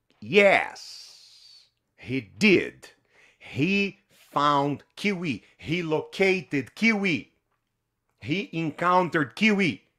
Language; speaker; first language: English; non-native, fluent; Portuguese